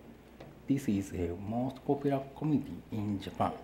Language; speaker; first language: English; non-native, learner; Japanese